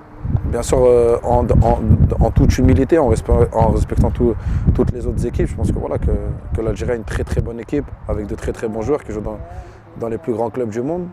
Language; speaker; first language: French; early bilingual, other home language; Arabic